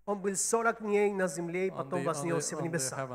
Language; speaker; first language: Russian; native; Russian